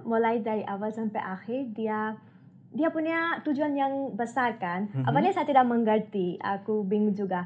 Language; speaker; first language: Indonesian; non-native, learner; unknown